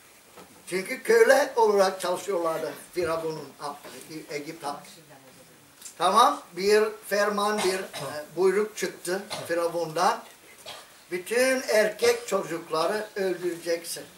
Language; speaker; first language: Turkish; non-native, fluent; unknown